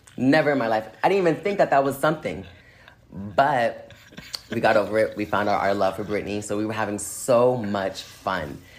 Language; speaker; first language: English; native; English